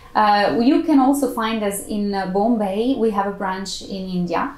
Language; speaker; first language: English; non-native, fluent; Italian